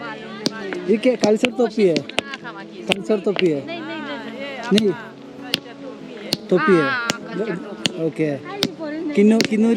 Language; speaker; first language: Hindi; non-native, local second language; Malayalam